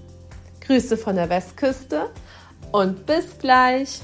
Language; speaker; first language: German; native; German